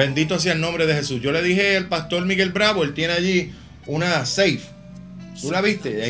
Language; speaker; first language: Spanish; native; Spanish